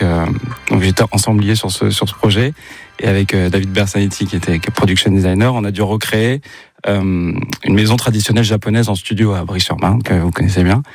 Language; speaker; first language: French; native; French